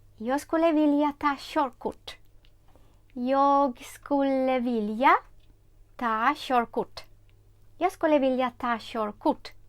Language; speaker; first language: Swedish; non-native, fluent; Ukrainian